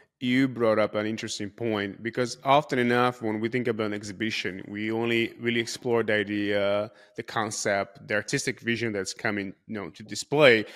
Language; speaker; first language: English; non-native, fluent; Portuguese